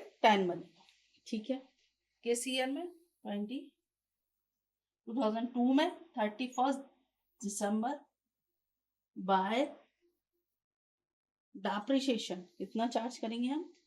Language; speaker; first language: Hindi; native; Hindi